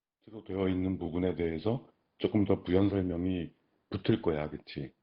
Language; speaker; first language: Korean; native; Korean